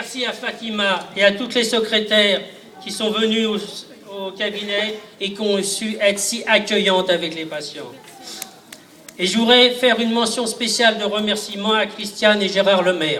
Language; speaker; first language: French; native; French